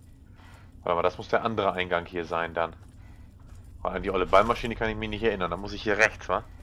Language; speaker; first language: German; native; German